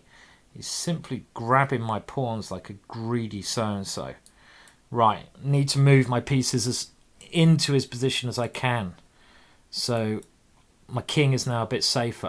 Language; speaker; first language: English; native; English